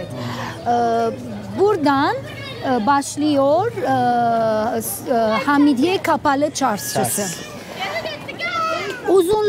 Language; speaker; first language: Turkish; non-native, learner; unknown